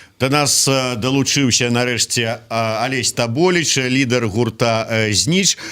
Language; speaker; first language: Belarusian; non-native, local second language; Russian